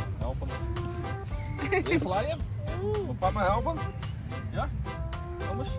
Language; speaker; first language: Dutch; non-native, learner; Thai